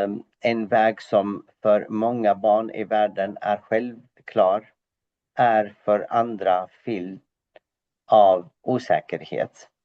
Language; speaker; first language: Swedish; non-native, fluent; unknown